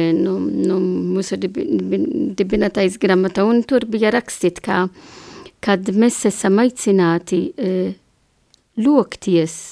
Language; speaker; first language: Latvian; non-native, learner; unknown